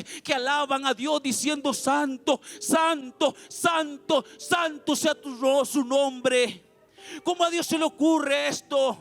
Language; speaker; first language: Spanish; native; Spanish